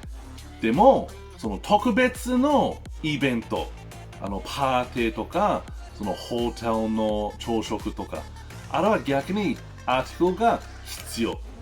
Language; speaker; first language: Japanese; non-native, learner; English